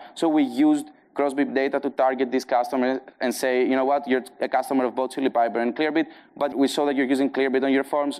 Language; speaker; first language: English; non-native, fluent; Greek